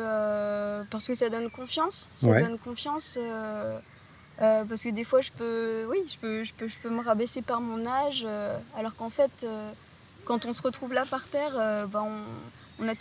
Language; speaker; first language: French; native; French